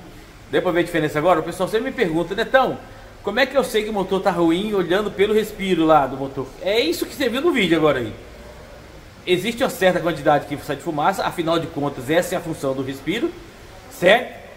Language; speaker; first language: Portuguese; native; Portuguese